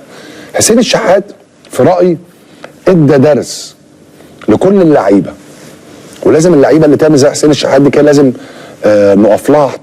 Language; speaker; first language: Arabic; native; Arabic